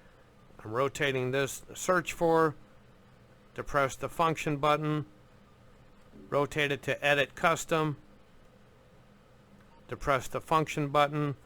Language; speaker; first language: English; native; English